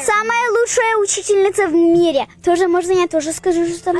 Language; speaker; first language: Russian; early bilingual, heritage; English